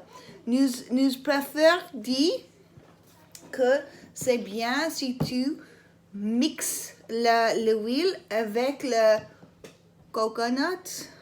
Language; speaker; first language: French; non-native, learner; English